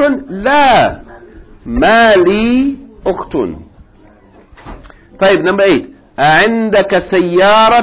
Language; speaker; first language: Arabic; non-native, fluent; English